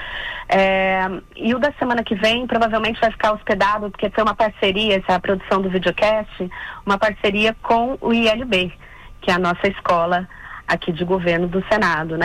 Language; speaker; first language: Portuguese; native; Portuguese